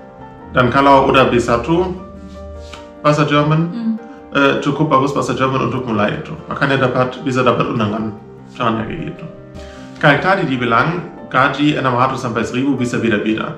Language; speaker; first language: Indonesian; non-native, learner; German